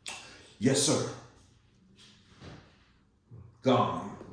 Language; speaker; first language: English; native; English